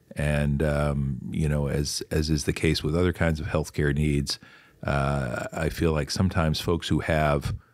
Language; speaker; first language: English; native; English